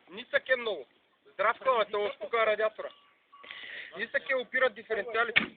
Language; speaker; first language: Bulgarian; native; Bulgarian